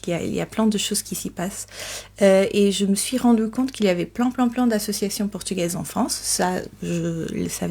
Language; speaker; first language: French; non-native, fluent; Portuguese